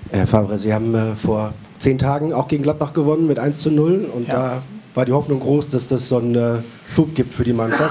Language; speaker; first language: German; native; German